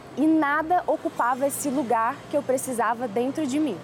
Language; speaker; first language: Portuguese; early bilingual, other home language; Chinese